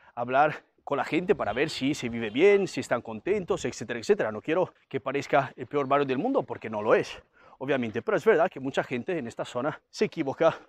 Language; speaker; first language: Spanish; non-native, fluent; Italian